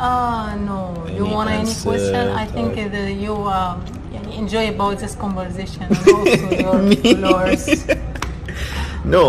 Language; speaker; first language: English; non-native, learner; Arabic